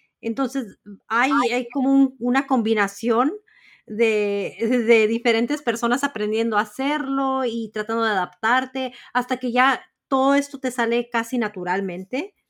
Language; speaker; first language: Spanish; early bilingual, heritage; Spanish